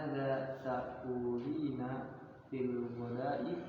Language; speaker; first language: Arabic; non-native, learner; Indonesian